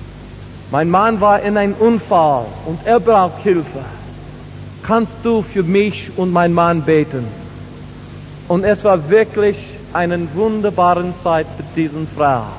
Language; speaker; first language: German; non-native, learner; English